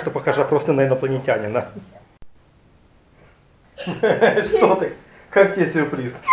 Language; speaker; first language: Russian; native; Russian